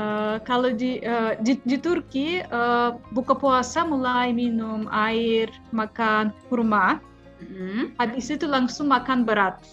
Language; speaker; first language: Indonesian; non-native, fluent; Russian